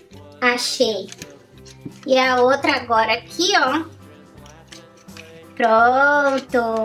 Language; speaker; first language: Portuguese; native; Portuguese